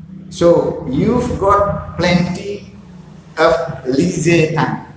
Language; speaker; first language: English; non-native, learner; Indonesian